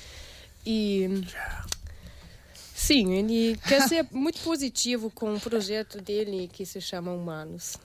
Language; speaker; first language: Portuguese; non-native, fluent; German